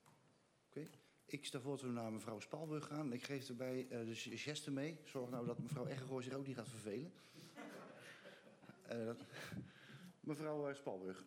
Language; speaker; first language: Dutch; native; Dutch